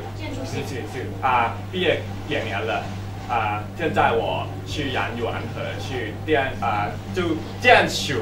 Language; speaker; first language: Chinese; non-native, learner; Thai